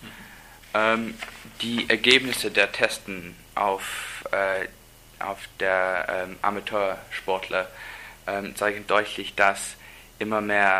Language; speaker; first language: German; non-native, learner; English